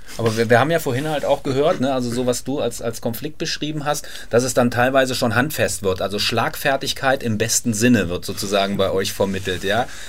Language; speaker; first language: German; native; German